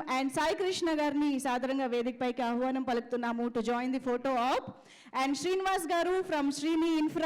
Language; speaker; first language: Telugu; native; Telugu